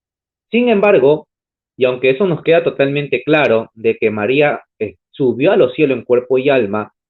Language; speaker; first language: Spanish; native; Spanish